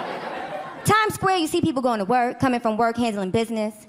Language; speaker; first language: English; native; English